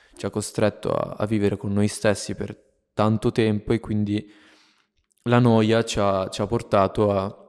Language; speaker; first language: Italian; native; Italian